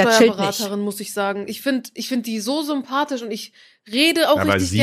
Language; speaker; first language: German; native; German